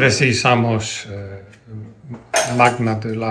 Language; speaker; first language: Portuguese; non-native, learner; Icelandic